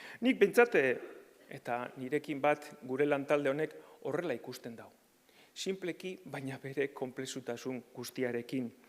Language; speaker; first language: Basque; native; Basque